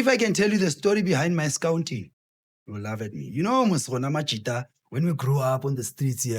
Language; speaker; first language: English; non-native, local second language; Southern Sotho